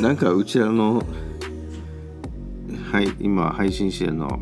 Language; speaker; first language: Japanese; native; Japanese